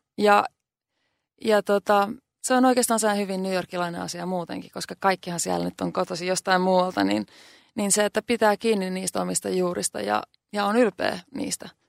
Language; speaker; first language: Finnish; native; Finnish